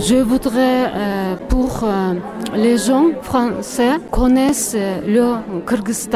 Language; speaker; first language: French; non-native, learner; Kyrgyz